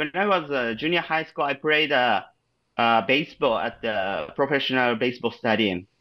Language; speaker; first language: English; non-native, learner; Japanese